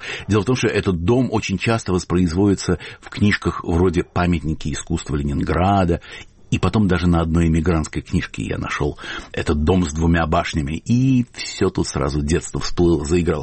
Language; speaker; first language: Russian; native; Russian